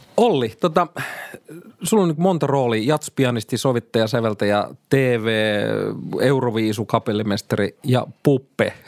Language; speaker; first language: Finnish; native; Finnish